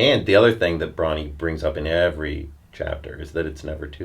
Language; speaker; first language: English; native; English